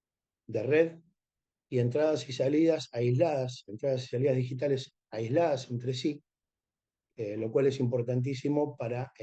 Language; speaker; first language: Spanish; native; Spanish